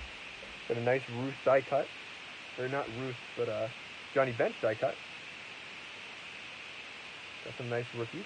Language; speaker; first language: English; native; English